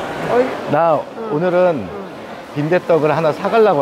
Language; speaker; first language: Korean; native; Korean